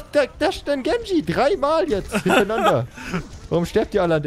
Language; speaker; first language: German; native; German